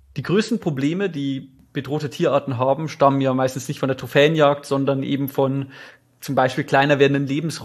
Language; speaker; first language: German; native; German